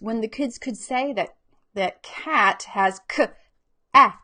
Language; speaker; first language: English; native; English